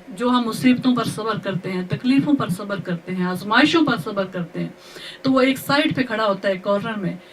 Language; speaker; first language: Urdu; native; Urdu